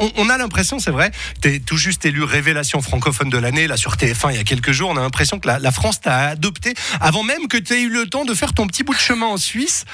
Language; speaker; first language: French; native; French